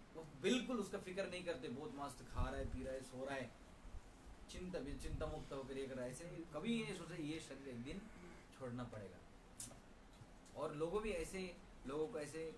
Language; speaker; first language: Hindi; non-native, local second language; Bangla